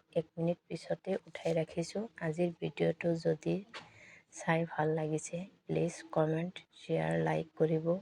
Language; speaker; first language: Assamese; native; Assamese